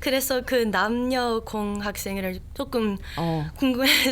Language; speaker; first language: Korean; early bilingual, heritage; Korean